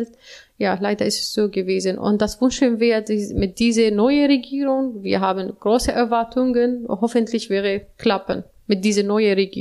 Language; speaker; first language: German; non-native, learner; Arabic